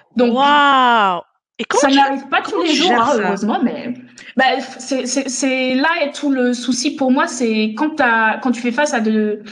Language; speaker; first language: French; native; French